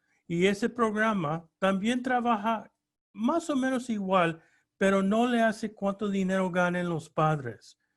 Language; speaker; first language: Spanish; early bilingual, heritage; Spanish